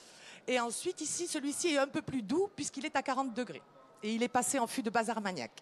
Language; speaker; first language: French; native; French